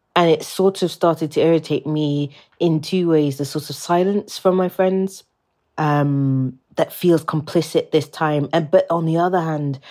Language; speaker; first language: English; native; English